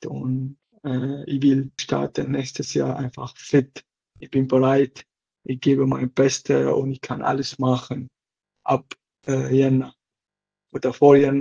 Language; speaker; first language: German; non-native, local second language; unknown